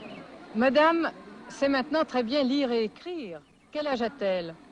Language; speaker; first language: French; native; French